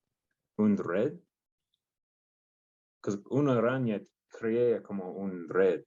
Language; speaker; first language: Spanish; non-native, learner; English